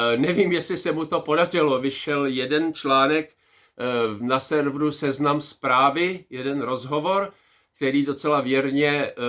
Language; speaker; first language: Czech; native; Czech